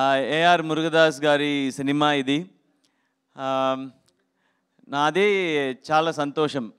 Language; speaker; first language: Telugu; non-native, learner; Tamil